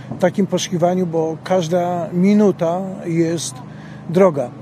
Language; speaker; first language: Polish; native; Polish